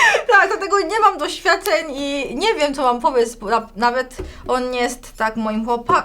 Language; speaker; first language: Polish; non-native, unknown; Korean